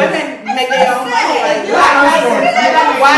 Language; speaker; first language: English; native; English